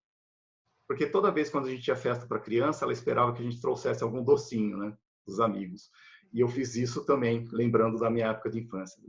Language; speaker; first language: Portuguese; native; Portuguese